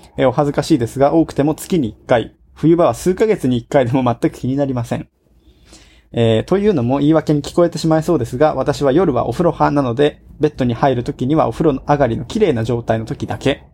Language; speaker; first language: Japanese; native; Japanese